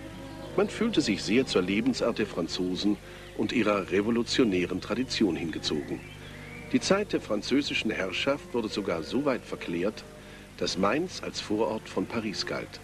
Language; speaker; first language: German; native; German